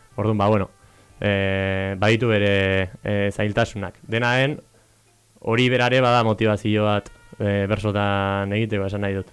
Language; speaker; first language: Basque; native; Basque